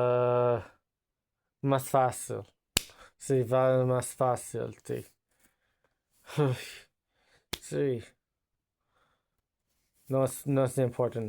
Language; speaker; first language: Spanish; non-native, learner; English